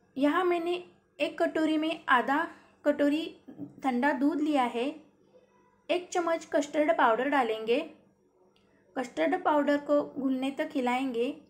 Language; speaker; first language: Hindi; non-native, local second language; Marathi